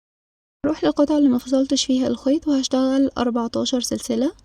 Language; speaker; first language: Arabic; native; Arabic